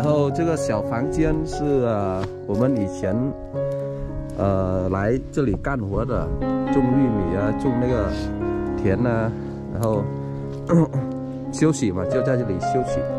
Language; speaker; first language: Chinese; non-native, fluent; Vietnamese